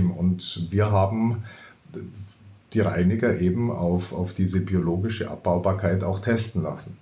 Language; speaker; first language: German; native; German